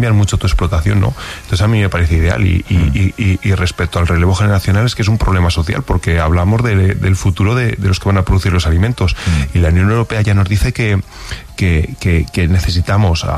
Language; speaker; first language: Spanish; native; Spanish